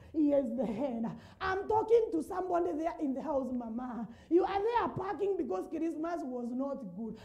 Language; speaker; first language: English; non-native, local second language; Swahili